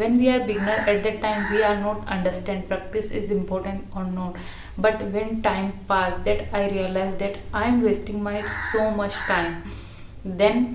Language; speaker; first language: English; non-native, learner; Hindi